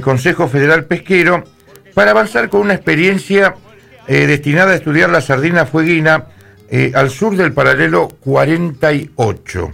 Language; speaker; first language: Spanish; native; Spanish